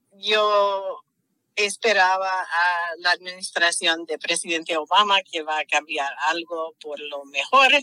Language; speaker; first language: Spanish; non-native, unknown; English